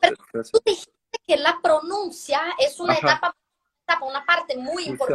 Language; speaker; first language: Spanish; non-native, fluent; Portuguese